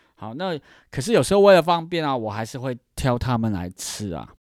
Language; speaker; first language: Chinese; non-native, fluent; Cantonese